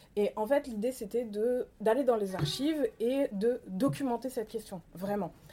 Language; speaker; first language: French; native; French